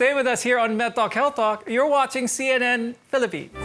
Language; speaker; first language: English; non-native, local second language; Filipino